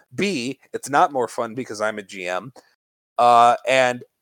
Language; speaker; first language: English; native; English